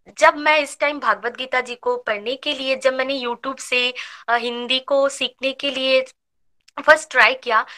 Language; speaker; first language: Hindi; non-native, local second language; Bangla